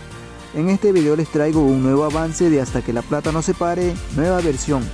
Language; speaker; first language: Spanish; native; Spanish